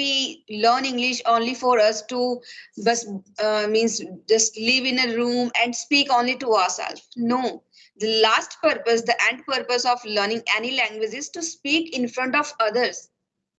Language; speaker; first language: English; non-native, fluent; Hindi